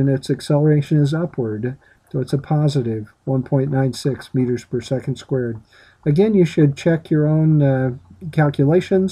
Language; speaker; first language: English; native; English